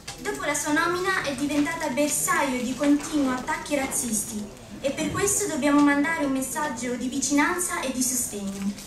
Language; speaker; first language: Italian; early bilingual, other home language; Arabic